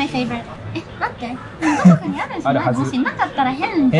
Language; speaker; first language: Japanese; non-native, fluent; English